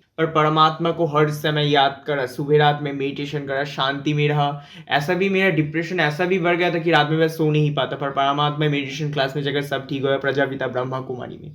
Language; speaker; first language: Hindi; non-native, local second language; Bangla